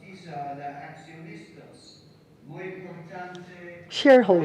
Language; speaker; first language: Spanish; non-native, learner; English